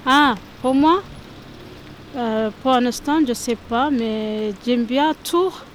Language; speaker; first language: French; non-native, learner; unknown